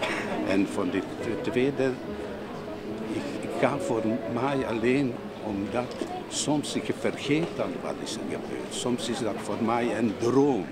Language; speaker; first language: Dutch; non-native, fluent; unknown